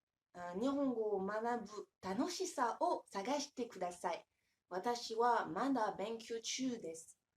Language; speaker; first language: Japanese; non-native, fluent; French